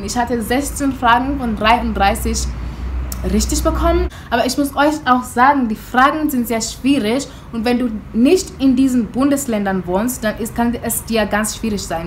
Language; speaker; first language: German; non-native, fluent; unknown